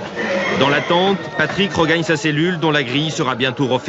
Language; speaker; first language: French; native; French